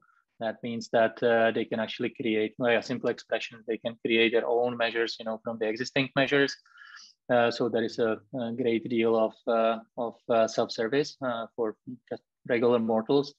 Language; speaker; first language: English; non-native, fluent; Czech